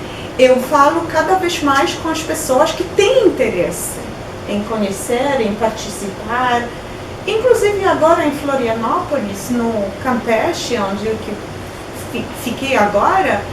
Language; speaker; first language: Portuguese; non-native, fluent; Polish